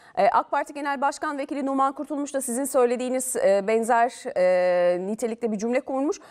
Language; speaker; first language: Turkish; native; Turkish